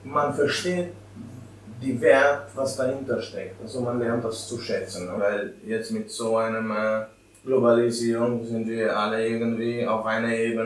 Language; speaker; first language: German; non-native, fluent; Albanian